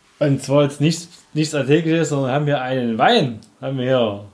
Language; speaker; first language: German; native; German